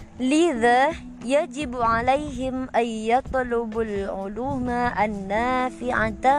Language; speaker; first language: Arabic; non-native, learner; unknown